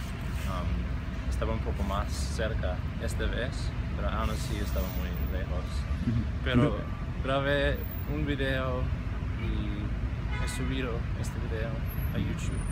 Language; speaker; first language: Spanish; non-native, fluent; English